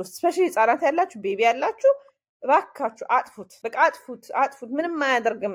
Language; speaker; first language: Amharic; early bilingual, heritage; Amharic